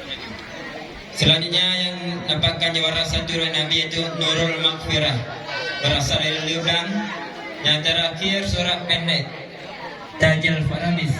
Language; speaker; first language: Indonesian; non-native, local second language; Achinese